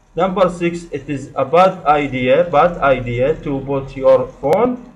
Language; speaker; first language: English; non-native, learner; Arabic